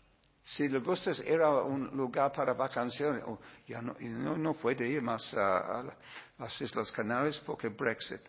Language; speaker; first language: Spanish; non-native, learner; English